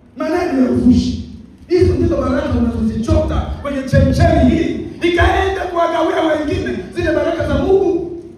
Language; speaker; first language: Swahili; native; Swahili